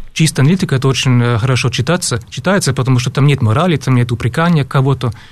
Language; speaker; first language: Russian; non-native, fluent; German